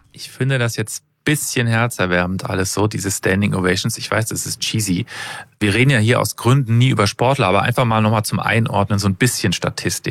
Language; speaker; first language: German; native; German